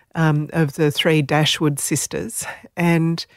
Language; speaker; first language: English; non-native, local second language; Slovenian